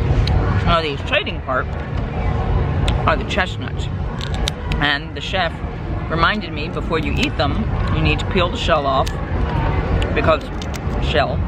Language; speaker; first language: English; native; English